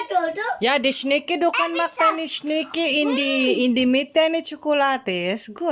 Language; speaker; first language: German; non-native, learner; Cebuano